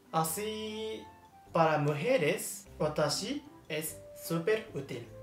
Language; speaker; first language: Spanish; non-native, learner; Japanese